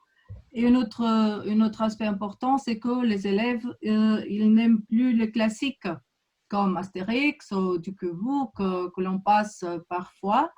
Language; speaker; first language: French; non-native, fluent; Portuguese